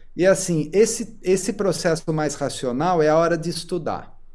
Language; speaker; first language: Portuguese; native; Portuguese